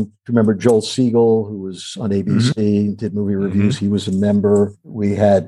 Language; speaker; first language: English; native; English